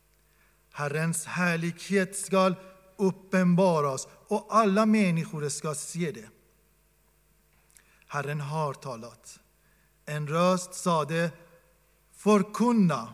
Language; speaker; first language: Swedish; non-native, fluent; Persian